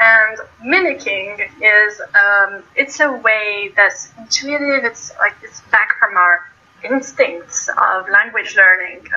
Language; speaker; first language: English; non-native, fluent; French